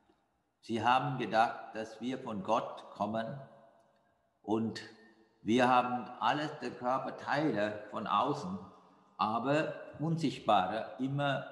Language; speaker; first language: German; non-native, fluent; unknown